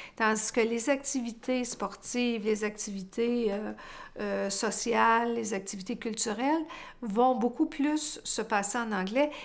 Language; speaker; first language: French; native; French